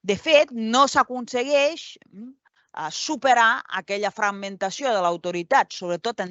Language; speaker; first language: Catalan; native; Catalan